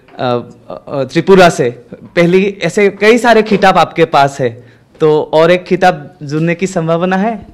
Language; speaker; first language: Hindi; non-native, local second language; Assamese